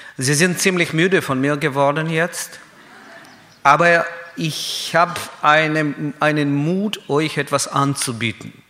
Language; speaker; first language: German; non-native, fluent; Russian